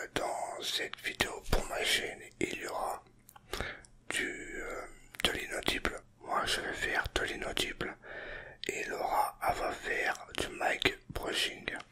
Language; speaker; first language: French; native; French